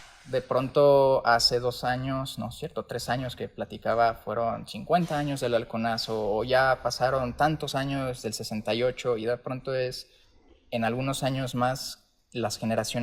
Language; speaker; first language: Spanish; native; Spanish